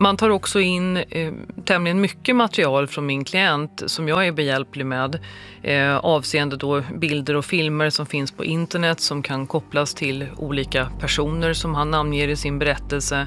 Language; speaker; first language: Swedish; native; Swedish